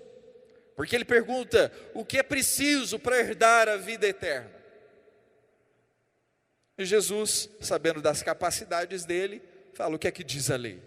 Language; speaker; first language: Portuguese; native; Portuguese